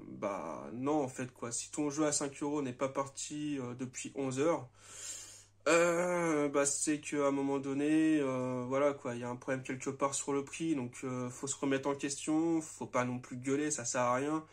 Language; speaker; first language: French; native; French